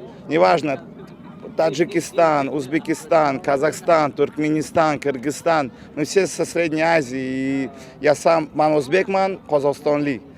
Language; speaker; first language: Russian; non-native, local second language; Uzbek